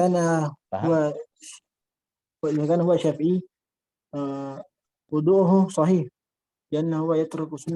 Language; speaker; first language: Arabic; non-native, learner; Indonesian